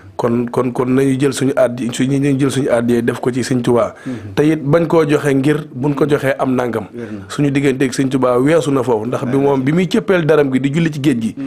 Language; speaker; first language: Wolof; native; Wolof